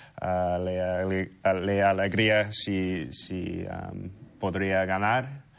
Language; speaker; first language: Spanish; non-native, fluent; English